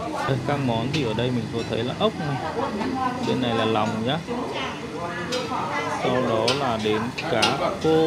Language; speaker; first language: Vietnamese; native; Vietnamese